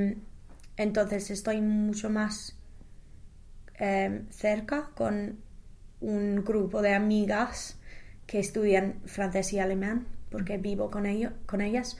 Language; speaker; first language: Spanish; non-native, fluent; English